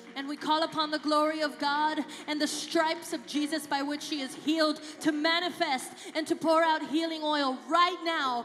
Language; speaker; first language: English; early bilingual, other home language; Spanish